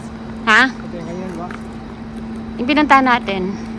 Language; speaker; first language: Filipino; native; Filipino